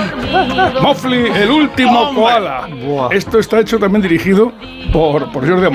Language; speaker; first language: Spanish; native; Spanish